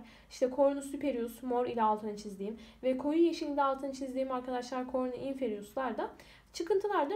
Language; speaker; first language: Turkish; native; Turkish